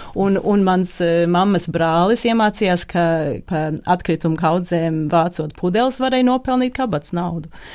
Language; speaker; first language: Latvian; early bilingual, heritage; Latvian